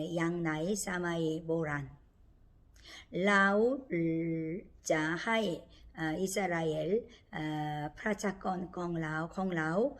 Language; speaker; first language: Thai; non-native, learner; Korean